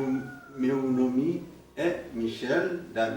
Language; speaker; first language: Portuguese; non-native, learner; Haitian Creole